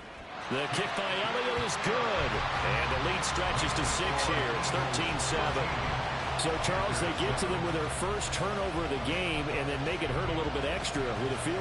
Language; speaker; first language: English; native; English